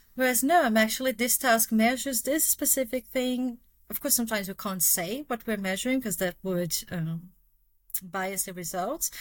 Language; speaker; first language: English; non-native, fluent; Portuguese